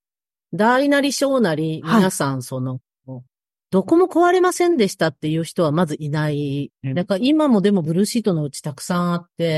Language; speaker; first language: Japanese; native; Japanese